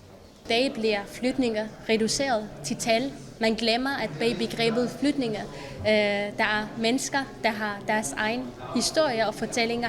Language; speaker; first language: Danish; non-native, fluent; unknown